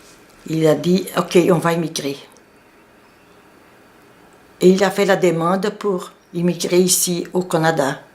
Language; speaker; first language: French; non-native, fluent; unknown